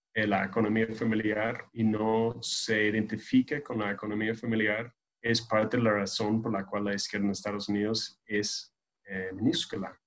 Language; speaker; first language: Spanish; non-native, fluent; English